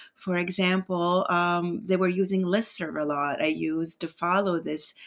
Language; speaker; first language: English; non-native, fluent; Greek